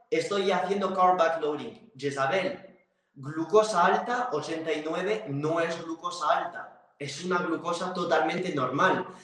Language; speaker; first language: Spanish; non-native, fluent; French